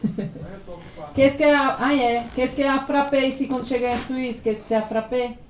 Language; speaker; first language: French; non-native, learner; Portuguese